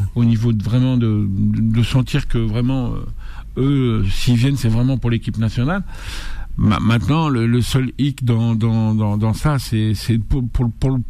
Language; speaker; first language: French; native; French